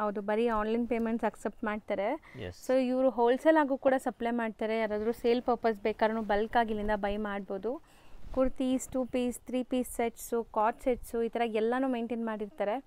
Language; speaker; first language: Kannada; native; Kannada